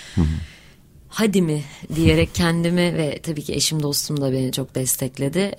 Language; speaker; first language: Turkish; native; Turkish